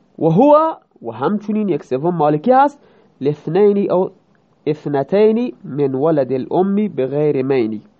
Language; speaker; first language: Persian; non-native, local second language; Baluchi